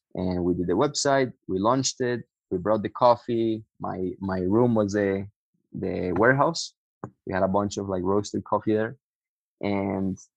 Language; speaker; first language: English; non-native, fluent; Spanish